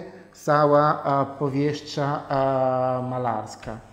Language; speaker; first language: Polish; non-native, fluent; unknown